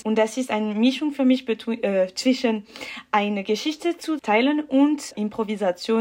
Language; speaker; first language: German; non-native, local second language; French